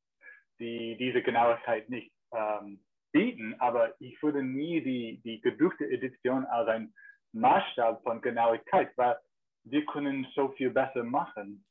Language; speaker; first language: German; non-native, fluent; English